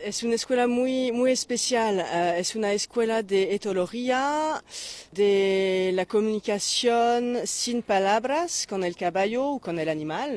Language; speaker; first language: Spanish; non-native, fluent; French